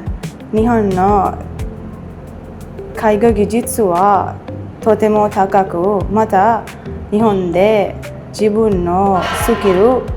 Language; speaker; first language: Japanese; non-native, learner; Sinhala